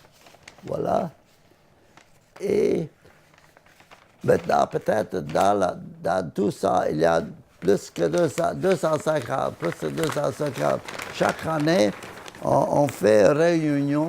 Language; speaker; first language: French; non-native, learner; Latvian